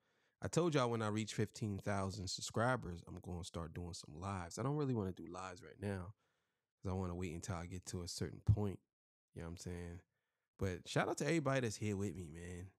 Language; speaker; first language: English; native; English